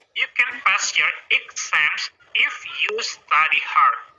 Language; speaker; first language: English; non-native, fluent; Indonesian